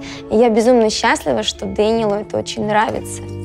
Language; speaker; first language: Russian; native; Russian